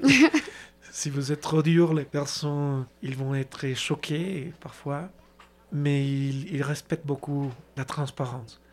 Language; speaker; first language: French; non-native, fluent; Spanish